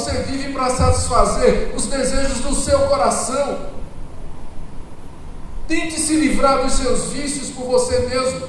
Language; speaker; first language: Portuguese; native; Portuguese